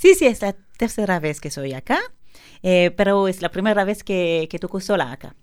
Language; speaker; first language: Spanish; non-native, learner; French